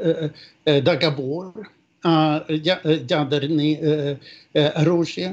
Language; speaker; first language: Russian; non-native, fluent; Swedish